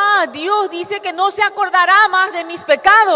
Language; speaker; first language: Spanish; native; Spanish